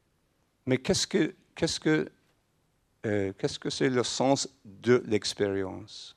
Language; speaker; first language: French; non-native, fluent; English